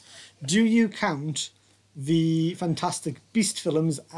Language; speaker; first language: English; native; English